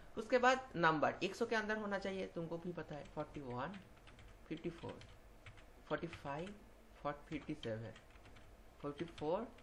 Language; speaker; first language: Hindi; non-native, local second language; Bangla